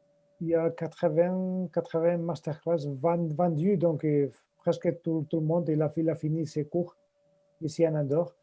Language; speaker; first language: French; non-native, fluent; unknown